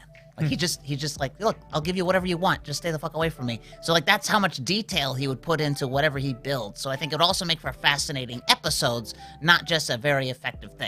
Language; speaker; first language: English; native; English